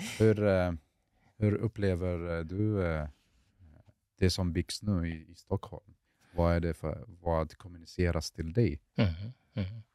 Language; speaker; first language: Swedish; early bilingual, other home language; Arabic